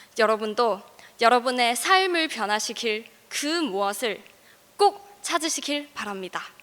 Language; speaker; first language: Korean; non-native, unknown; Cantonese